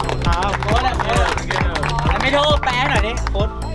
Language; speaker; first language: Thai; native; Thai